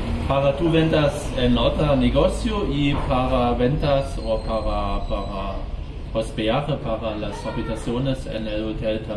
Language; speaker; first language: Spanish; non-native, learner; German